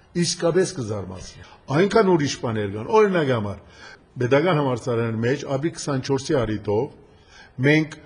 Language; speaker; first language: Armenian; early bilingual, heritage; Armenian